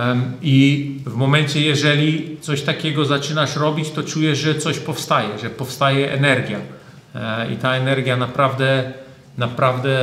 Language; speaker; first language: Polish; early bilingual, heritage; German